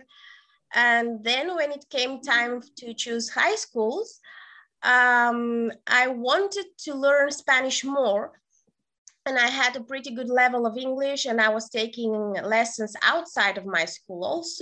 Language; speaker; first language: English; non-native, fluent; Bulgarian